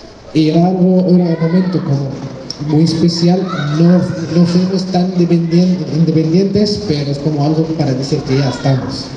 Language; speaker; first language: Spanish; non-native, fluent; Arabic